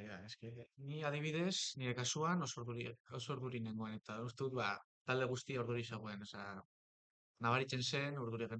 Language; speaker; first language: Basque; non-native, local second language; Spanish